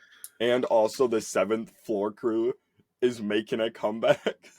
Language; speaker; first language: English; native; English